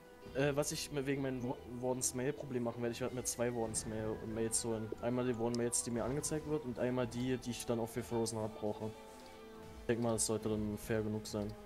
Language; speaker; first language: German; native; German